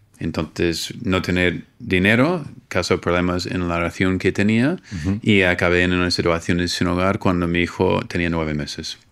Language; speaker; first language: Spanish; non-native, fluent; English